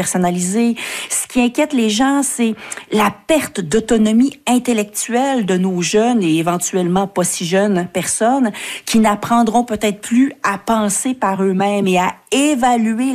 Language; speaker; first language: French; native; French